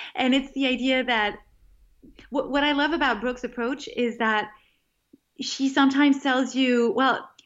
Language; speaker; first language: English; non-native, fluent; French